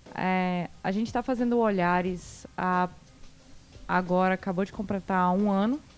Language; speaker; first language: Portuguese; native; Portuguese